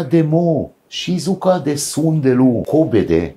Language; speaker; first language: Japanese; non-native, fluent; Hebrew